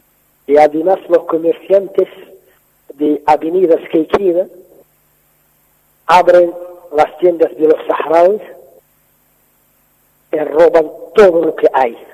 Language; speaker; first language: Spanish; non-native, fluent; Arabic